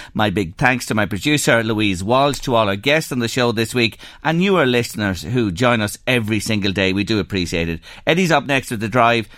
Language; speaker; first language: English; native; English